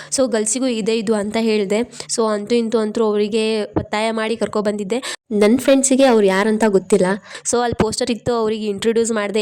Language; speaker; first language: Kannada; non-native, local second language; Lambadi